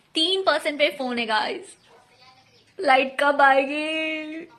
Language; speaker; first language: Hindi; non-native, local second language; Marathi